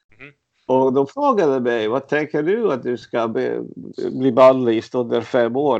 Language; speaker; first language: Swedish; early bilingual, other home language; Latvian